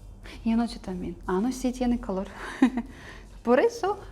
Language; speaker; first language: Spanish; non-native, learner; Russian